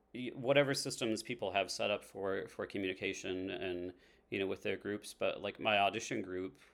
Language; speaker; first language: English; native; English